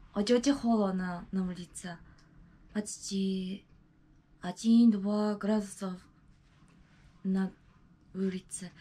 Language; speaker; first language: Russian; non-native, learner; Japanese